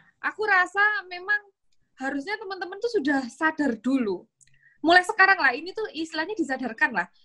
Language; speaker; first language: Indonesian; native; Indonesian